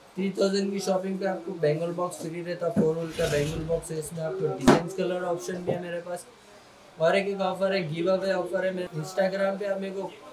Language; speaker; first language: Hindi; non-native, local second language; Urdu